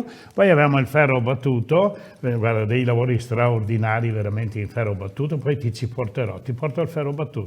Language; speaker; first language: Italian; native; Italian